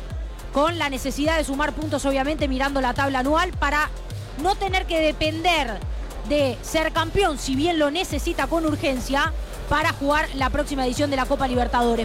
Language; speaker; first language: Spanish; native; Spanish